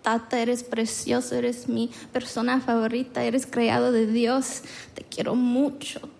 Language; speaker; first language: Spanish; early bilingual, heritage; Spanish